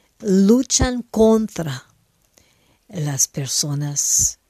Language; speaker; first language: Spanish; non-native, fluent; French